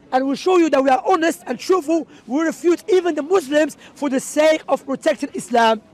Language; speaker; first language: English; non-native, fluent; Arabic